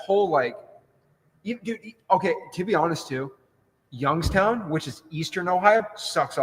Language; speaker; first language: English; native; English